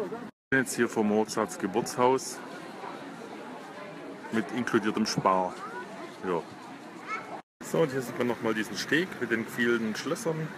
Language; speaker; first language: German; native; German